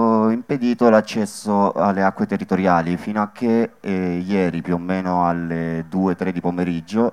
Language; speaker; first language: Italian; native; Italian